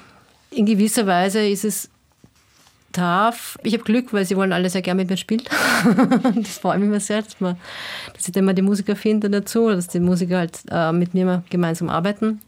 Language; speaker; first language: German; native; German